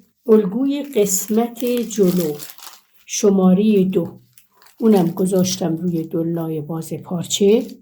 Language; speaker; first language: Persian; native; Persian